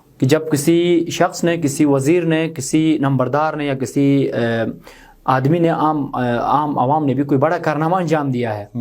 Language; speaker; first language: Urdu; non-native, local second language; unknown